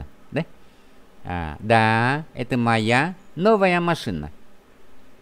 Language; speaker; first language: Russian; non-native, fluent; Vietnamese